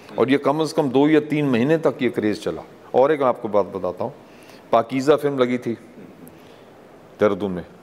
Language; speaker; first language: Hindi; non-native, local second language; English